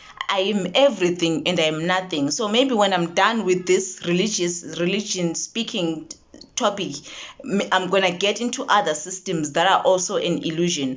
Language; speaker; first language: English; non-native, local second language; Zulu